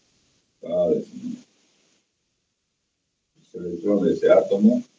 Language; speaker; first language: Spanish; native; Spanish